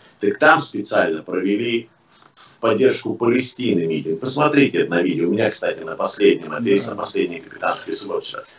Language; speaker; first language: Russian; native; Russian